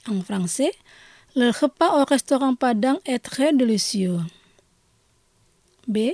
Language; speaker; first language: French; non-native, fluent; Indonesian